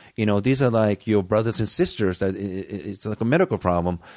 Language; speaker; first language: English; early bilingual, other home language; Japanese